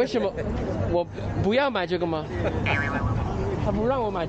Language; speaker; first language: Chinese; non-native, fluent; English